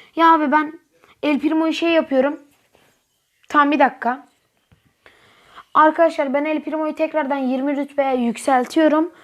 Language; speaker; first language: Turkish; native; Turkish